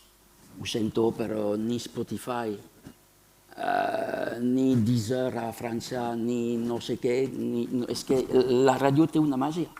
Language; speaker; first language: Catalan; non-native, fluent; French